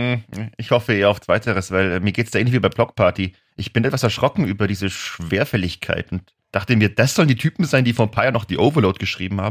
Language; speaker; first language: German; native; German